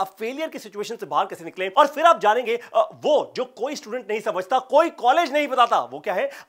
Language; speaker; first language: Hindi; native; Hindi